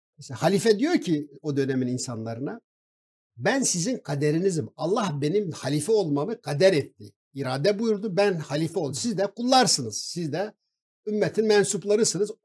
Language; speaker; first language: Turkish; non-native, local second language; Kurdish